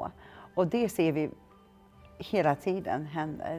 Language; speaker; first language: Swedish; non-native, fluent; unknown